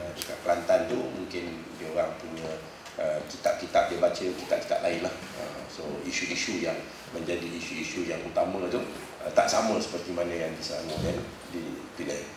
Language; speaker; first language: Malay; native; Malay